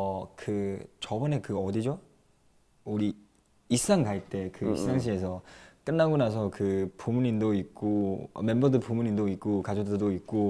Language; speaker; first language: Korean; non-native, fluent; Chinese